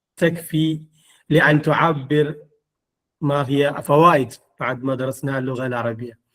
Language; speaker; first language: Arabic; non-native, fluent; Malayalam